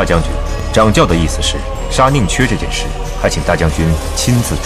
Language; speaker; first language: Chinese; native; Chinese